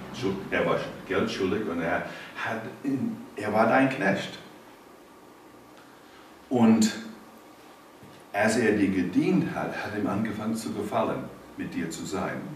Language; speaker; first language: German; non-native, fluent; English